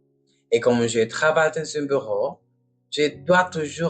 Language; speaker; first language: French; non-native, learner; Spanish